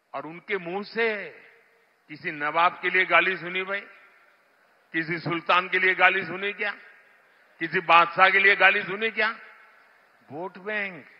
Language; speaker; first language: Hindi; non-native, local second language; Gujarati